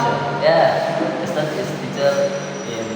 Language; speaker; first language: English; non-native, learner; Indonesian